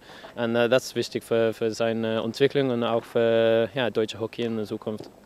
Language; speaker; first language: German; non-native, fluent; English